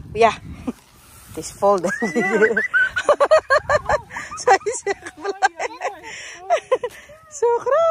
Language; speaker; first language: Dutch; non-native, learner; Filipino